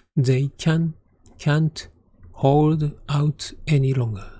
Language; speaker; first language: English; non-native, learner; Japanese